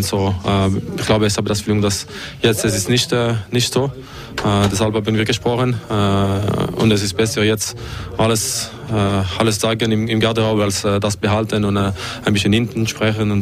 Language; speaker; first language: German; non-native, fluent; French